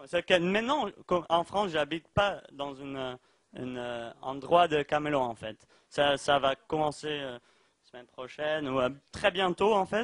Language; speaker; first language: French; non-native, learner; Dutch